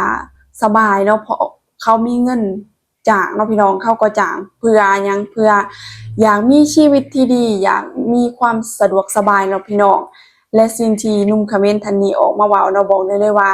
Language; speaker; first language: Thai; non-native, local second language; Lao